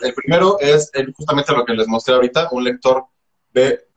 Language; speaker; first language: Spanish; native; Spanish